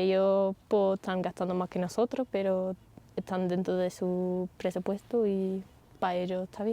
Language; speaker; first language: Spanish; non-native, fluent; English